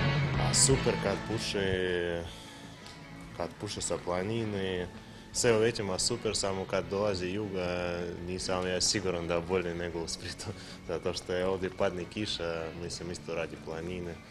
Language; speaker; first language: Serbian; non-native, learner; Russian